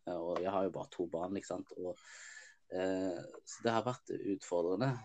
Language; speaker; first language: Norwegian; early bilingual, other home language; Somali